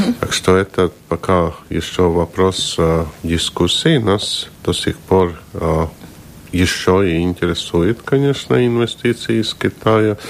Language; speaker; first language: Russian; non-native, local second language; Latvian